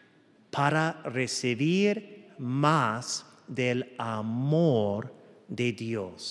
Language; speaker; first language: Spanish; early bilingual, heritage; English